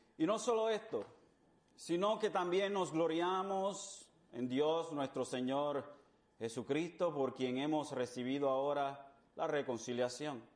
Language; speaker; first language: Spanish; early bilingual, heritage; Spanish